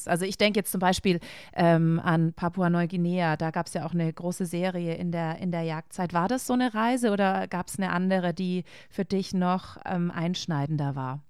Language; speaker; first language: German; native; German